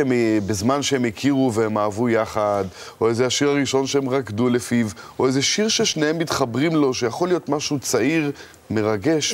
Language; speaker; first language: Hebrew; native; Hebrew